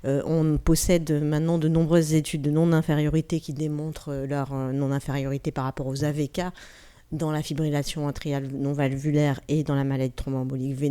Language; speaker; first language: French; native; French